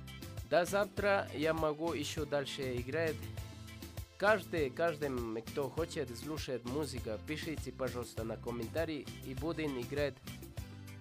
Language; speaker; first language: Russian; non-native, learner; Spanish